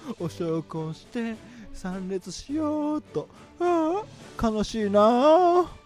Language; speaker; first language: Japanese; native; Japanese